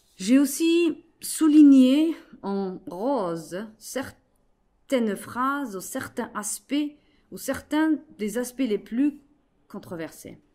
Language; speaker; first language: French; non-native, local second language; Arabic